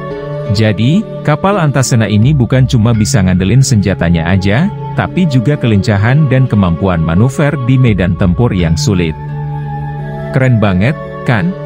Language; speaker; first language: Indonesian; native; Indonesian